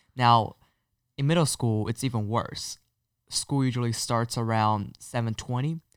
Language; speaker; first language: English; non-native, fluent; Chinese